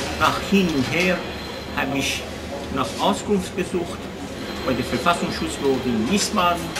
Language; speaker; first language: German; non-native, fluent; Persian